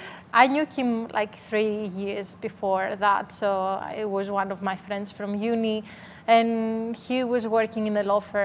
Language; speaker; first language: English; non-native, fluent; Greek